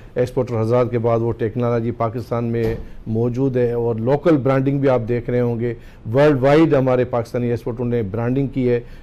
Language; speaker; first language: Urdu; native; Urdu